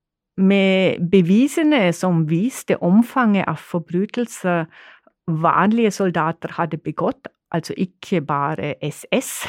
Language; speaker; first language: Norwegian; non-native, fluent; German